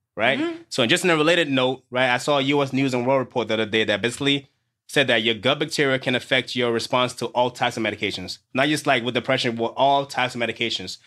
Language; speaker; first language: English; native; English